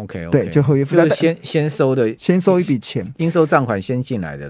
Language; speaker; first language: Chinese; native; Chinese